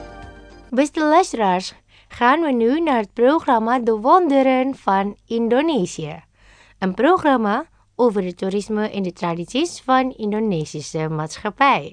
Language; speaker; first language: Dutch; non-native, fluent; Indonesian